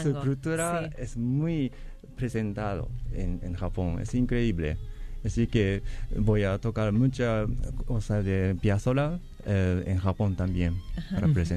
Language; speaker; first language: Spanish; non-native, learner; Japanese